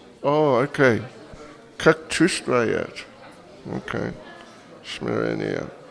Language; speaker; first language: Russian; non-native, fluent; English